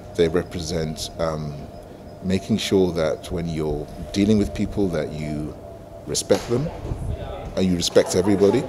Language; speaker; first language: English; non-native, local second language; Igbo